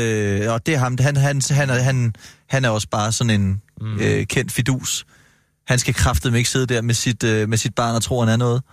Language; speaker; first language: Danish; native; Danish